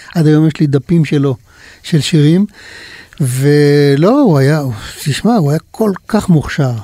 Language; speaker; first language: Hebrew; native; Hebrew